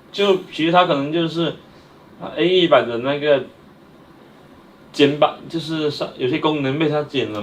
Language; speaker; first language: Chinese; native; Chinese